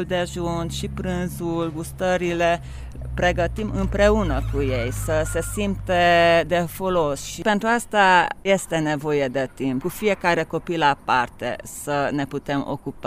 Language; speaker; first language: Romanian; non-native, local second language; Hungarian